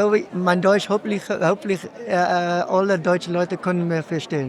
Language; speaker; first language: German; non-native, learner; Dutch